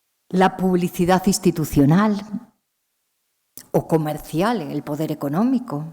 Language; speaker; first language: Spanish; native; Spanish